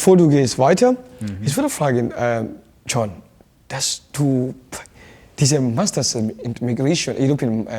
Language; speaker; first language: German; non-native, learner; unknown